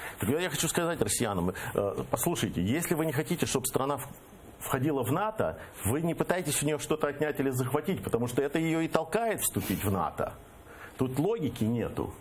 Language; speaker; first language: Russian; early bilingual, heritage; Russian